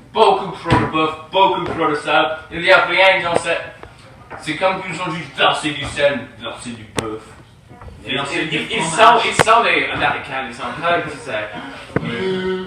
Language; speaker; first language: French; non-native, learner; English